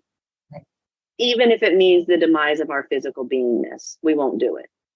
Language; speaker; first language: English; native; English